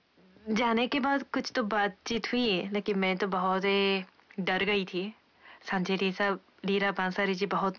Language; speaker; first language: Hindi; non-native, fluent; Japanese